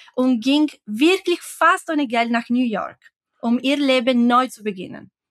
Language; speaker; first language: German; non-native, fluent; Italian